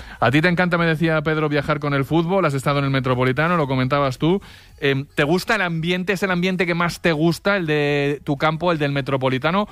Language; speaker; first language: Spanish; native; Spanish